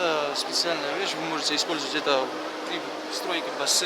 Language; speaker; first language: Russian; non-native, fluent; Georgian